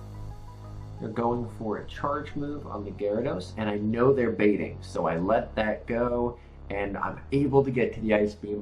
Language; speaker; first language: English; native; English